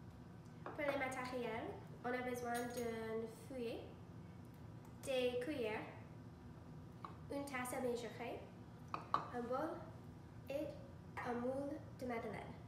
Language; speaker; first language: French; non-native, learner; English